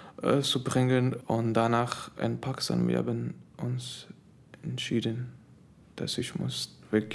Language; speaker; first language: German; non-native, fluent; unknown